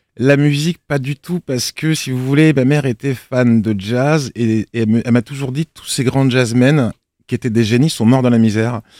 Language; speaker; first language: French; native; French